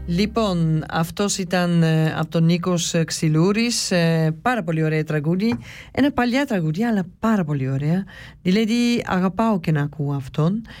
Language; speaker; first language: Greek; early bilingual, heritage; Greek